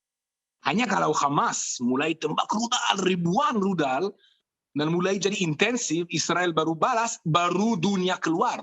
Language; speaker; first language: Indonesian; non-native, fluent; Hebrew